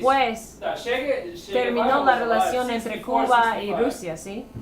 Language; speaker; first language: Spanish; non-native, fluent; English